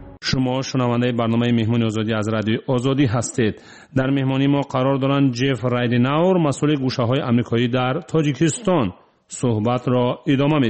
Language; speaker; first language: Persian; native; Persian